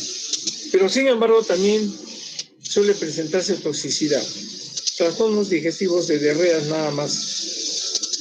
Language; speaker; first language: Spanish; native; Spanish